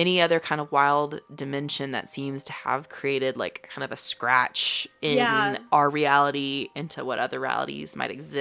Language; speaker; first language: English; native; English